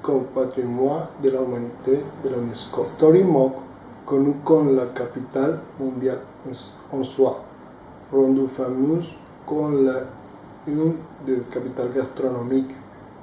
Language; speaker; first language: French; non-native, learner; Spanish